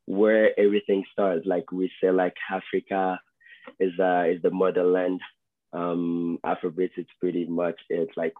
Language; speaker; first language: English; native; English